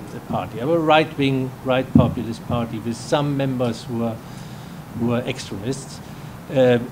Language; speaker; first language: English; non-native, fluent; German